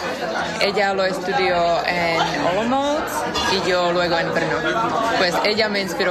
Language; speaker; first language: Spanish; non-native, fluent; Czech